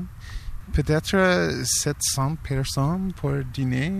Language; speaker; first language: French; non-native, learner; English